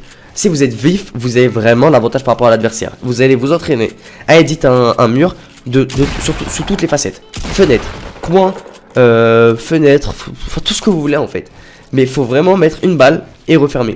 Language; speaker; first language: French; native; French